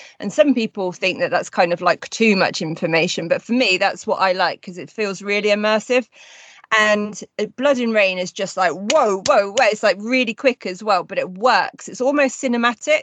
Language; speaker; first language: English; native; English